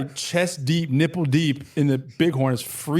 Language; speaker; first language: English; native; English